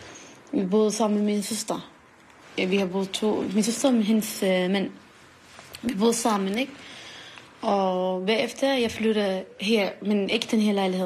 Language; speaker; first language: Danish; non-native, learner; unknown